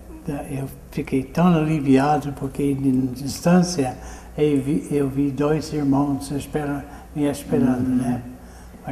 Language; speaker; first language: Portuguese; non-native, fluent; English